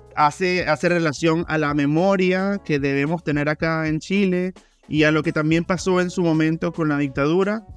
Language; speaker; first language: Spanish; native; Spanish